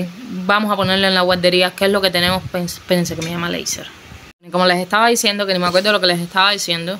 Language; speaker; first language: Spanish; native; Spanish